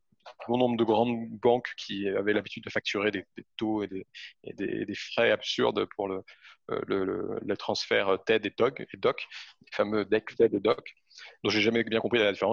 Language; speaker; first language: French; native; French